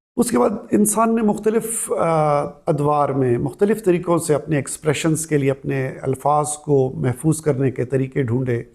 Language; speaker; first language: Urdu; non-native, local second language; Pashto